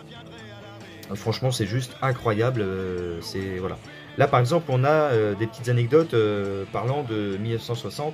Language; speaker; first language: French; native; French